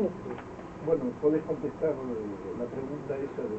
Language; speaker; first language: Spanish; native; Spanish